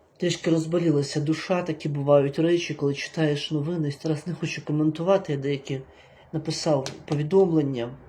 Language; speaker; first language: Ukrainian; native; Ukrainian